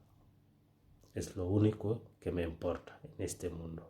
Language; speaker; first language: Spanish; non-native, fluent; Fula